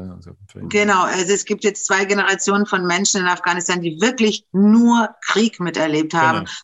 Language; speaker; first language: German; non-native, fluent; Romanian